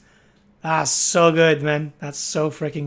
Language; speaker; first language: English; native; English